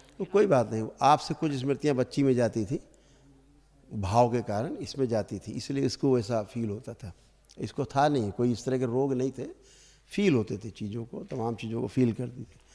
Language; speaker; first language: Hindi; native; Hindi